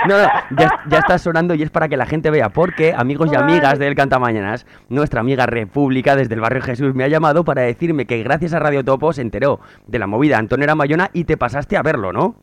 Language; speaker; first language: Spanish; native; Spanish